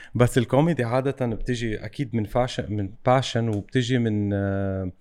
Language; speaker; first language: Arabic; native; Arabic